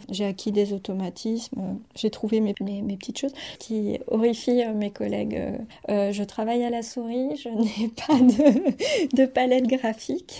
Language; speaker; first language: French; native; French